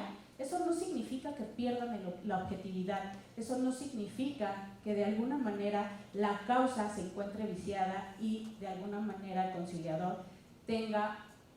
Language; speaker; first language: Spanish; native; Spanish